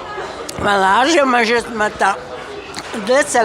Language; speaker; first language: French; non-native, learner; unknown